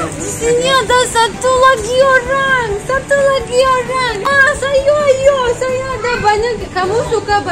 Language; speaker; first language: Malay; non-native, learner; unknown